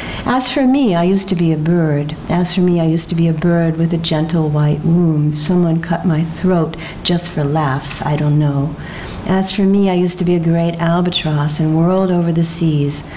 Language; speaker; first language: English; native; English